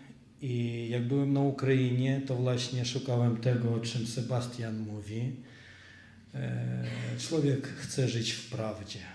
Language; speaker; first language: Polish; non-native, fluent; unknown